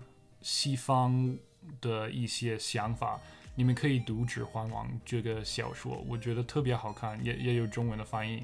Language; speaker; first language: Chinese; non-native, fluent; English